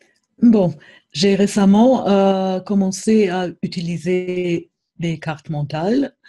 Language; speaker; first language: French; non-native, fluent; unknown